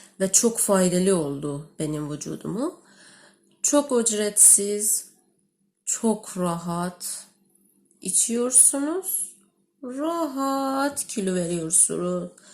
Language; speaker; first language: Turkish; non-native, learner; Persian